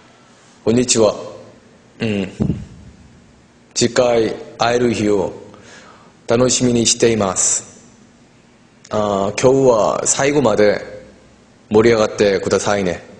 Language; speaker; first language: Japanese; non-native, learner; Korean